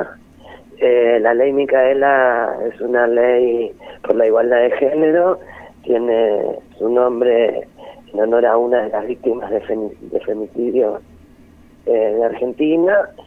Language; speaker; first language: Spanish; native; Spanish